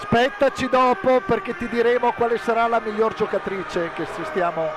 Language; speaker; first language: Italian; native; Italian